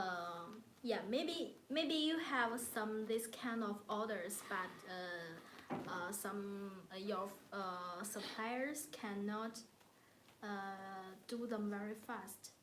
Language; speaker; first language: English; non-native, learner; Chinese